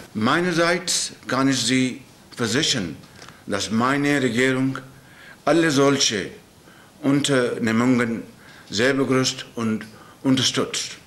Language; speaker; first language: German; non-native, learner; Urdu